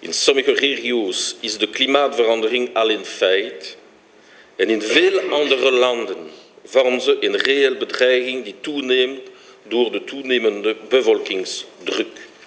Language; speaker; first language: Dutch; non-native, local second language; French